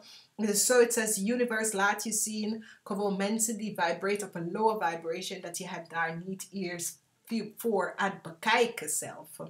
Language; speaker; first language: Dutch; non-native, learner; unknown